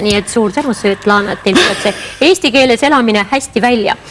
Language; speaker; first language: Estonian; native; Estonian